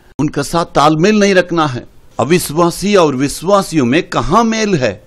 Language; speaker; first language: Hindi; non-native, local second language; Tamil